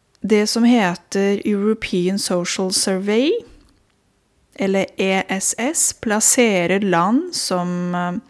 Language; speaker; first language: Norwegian; non-native, fluent; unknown